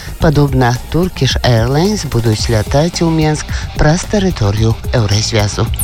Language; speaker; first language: Belarusian; native; Belarusian